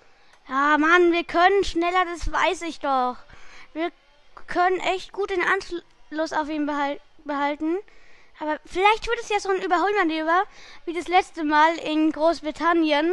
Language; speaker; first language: German; native; German